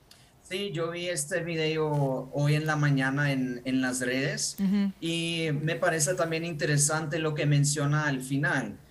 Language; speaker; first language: Spanish; non-native, fluent; Ukrainian